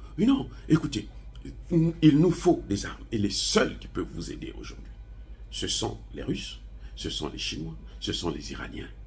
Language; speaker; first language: French; non-native, local second language; Lingala